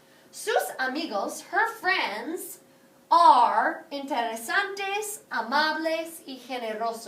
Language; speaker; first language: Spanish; non-native, fluent; English